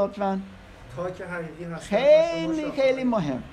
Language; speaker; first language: Persian; non-native, learner; English